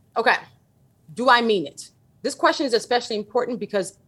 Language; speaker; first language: English; early bilingual, other home language; Yoruba